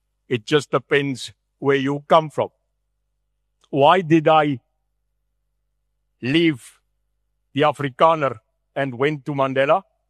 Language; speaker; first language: English; non-native, local second language; Afrikaans